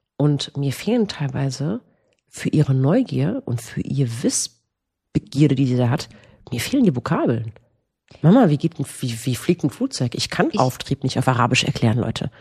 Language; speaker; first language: German; native; German